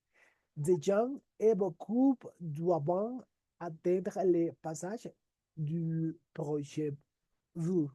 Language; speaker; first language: French; non-native, learner; Spanish